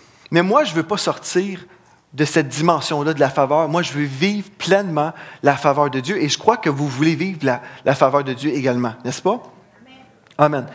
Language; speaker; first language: French; native; French